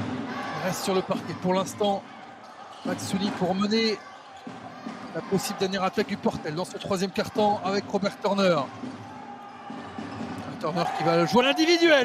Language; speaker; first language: French; native; French